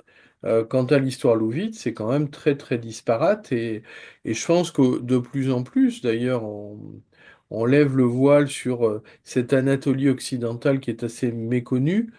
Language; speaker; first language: French; native; French